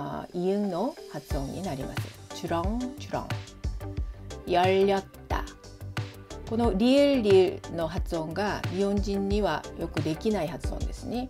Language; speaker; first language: Japanese; non-native, fluent; Korean